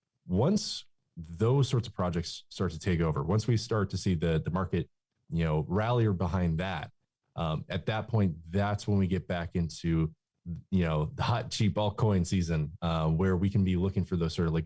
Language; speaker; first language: English; native; English